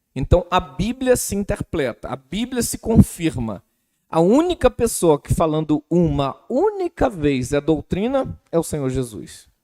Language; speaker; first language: Portuguese; native; Portuguese